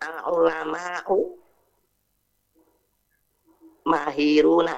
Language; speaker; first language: Arabic; non-native, learner; Indonesian